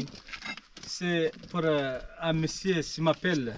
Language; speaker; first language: French; non-native, local second language; Arabic